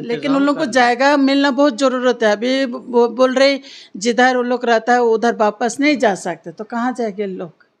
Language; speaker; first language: Hindi; non-native, local second language; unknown